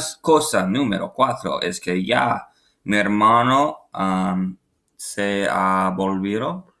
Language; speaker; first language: Spanish; non-native, learner; English